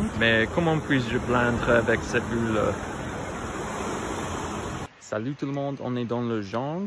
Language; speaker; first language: French; non-native, fluent; English